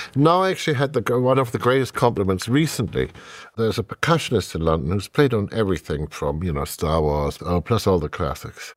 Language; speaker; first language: English; non-native, fluent; German